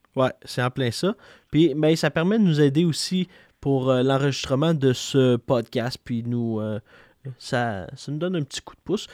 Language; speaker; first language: French; native; French